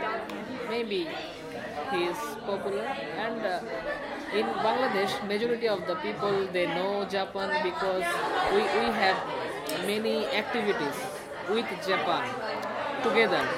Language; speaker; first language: English; non-native, learner; Bangla